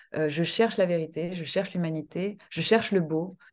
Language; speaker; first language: French; early bilingual, other home language; Kinyarwanda